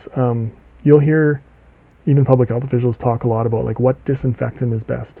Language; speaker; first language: English; native; English